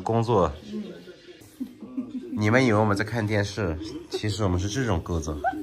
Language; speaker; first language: Chinese; native; Chinese